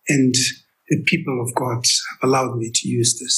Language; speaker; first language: English; non-native, local second language; Tswana